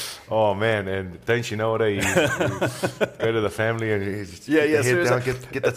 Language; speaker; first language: English; native; English